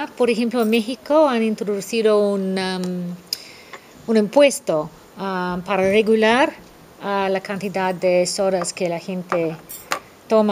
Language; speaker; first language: Spanish; non-native, fluent; English